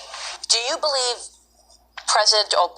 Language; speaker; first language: English; native; English